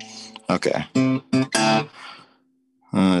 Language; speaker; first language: English; native; English